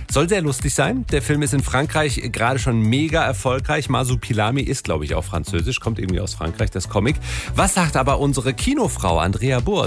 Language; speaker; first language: German; native; German